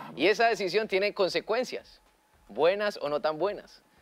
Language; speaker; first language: Spanish; native; Spanish